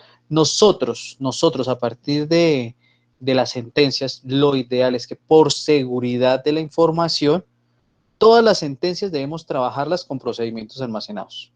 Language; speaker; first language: Spanish; native; Spanish